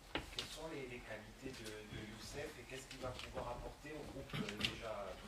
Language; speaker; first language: French; native; French